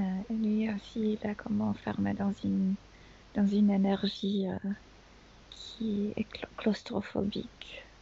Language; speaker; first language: French; non-native, fluent; Spanish